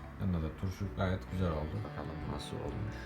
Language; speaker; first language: Turkish; native; Turkish